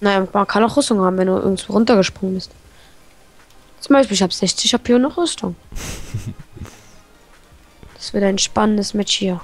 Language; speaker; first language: German; native; German